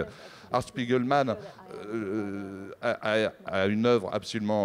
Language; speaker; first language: French; native; French